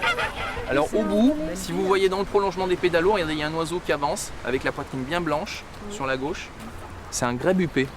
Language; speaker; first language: French; native; French